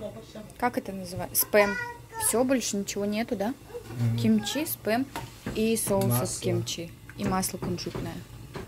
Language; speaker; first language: Russian; native; Russian